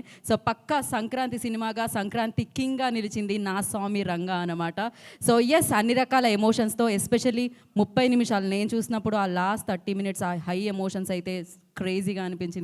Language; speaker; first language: Telugu; native; Telugu